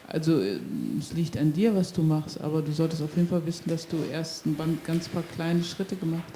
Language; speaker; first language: German; native; German